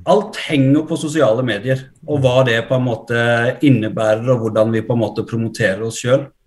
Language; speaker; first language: Norwegian; early bilingual, other home language; Arabic